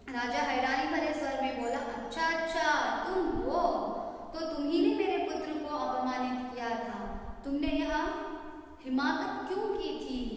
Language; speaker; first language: Hindi; non-native, local second language; Kannada